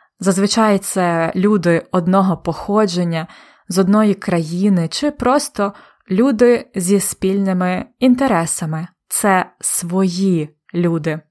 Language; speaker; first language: Ukrainian; native; Ukrainian